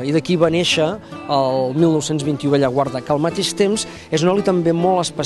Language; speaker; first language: Catalan; native; Catalan